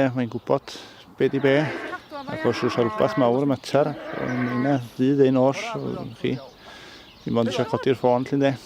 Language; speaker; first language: Welsh; native; Welsh